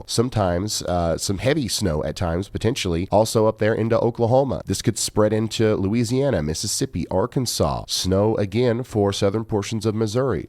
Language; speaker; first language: English; native; English